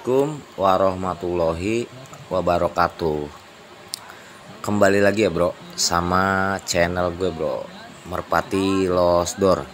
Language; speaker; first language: Indonesian; native; Indonesian